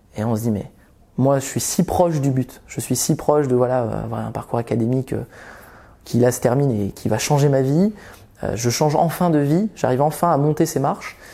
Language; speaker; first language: French; early bilingual, other home language; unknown